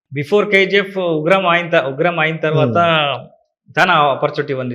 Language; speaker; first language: Telugu; non-native, local second language; Kannada